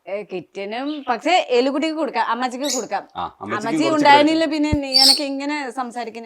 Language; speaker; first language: Malayalam; non-native, learner; Nepali